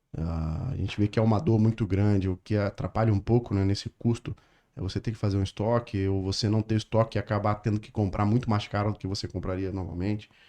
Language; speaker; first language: Portuguese; native; Portuguese